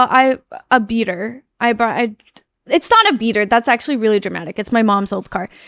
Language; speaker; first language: English; native; English